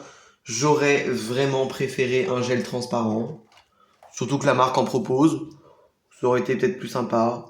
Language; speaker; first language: French; native; French